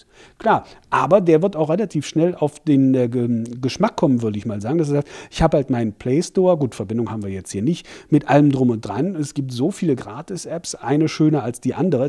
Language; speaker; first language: German; native; German